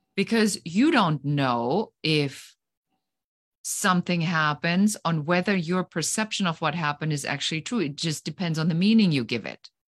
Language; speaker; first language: English; non-native, fluent; German